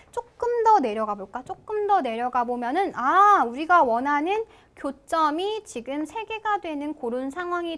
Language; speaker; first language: Korean; native; Korean